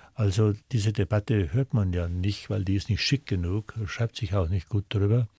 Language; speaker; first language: German; native; German